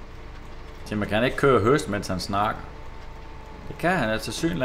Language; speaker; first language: Danish; native; Danish